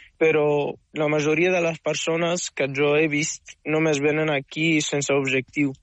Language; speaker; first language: Catalan; non-native, fluent; Arabic